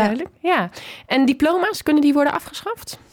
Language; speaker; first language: Dutch; native; Dutch